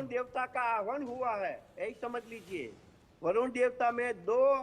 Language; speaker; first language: Hindi; non-native, local second language; Gujarati